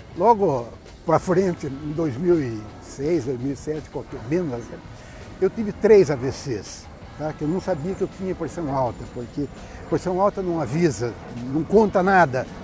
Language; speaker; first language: Portuguese; native; Portuguese